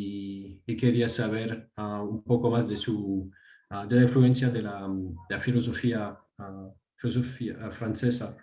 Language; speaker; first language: Spanish; non-native, fluent; French